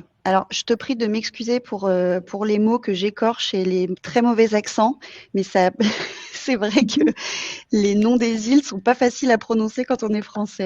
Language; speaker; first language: French; native; French